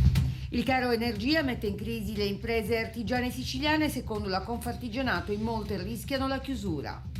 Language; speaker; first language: Italian; native; Italian